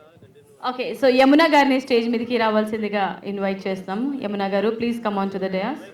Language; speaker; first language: Telugu; native; Telugu